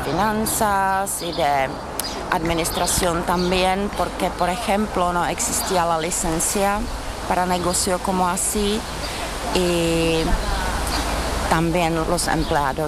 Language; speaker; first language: Spanish; non-native, fluent; Czech